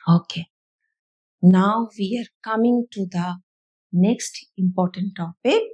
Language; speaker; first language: English; non-native, local second language; Bangla